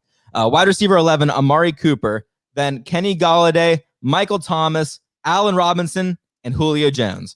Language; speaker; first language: English; native; English